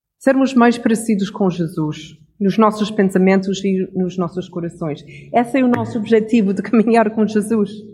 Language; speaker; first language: Portuguese; non-native, fluent; English